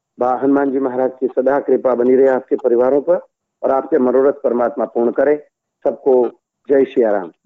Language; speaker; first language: Hindi; non-native, local second language; Gujarati